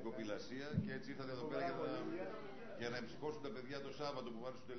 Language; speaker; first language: Greek; native; Greek